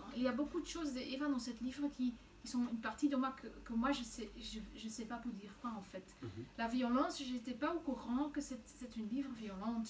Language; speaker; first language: French; non-native, local second language; Dutch